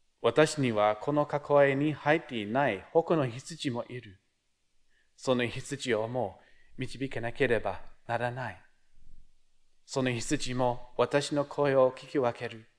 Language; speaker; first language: Japanese; non-native, fluent; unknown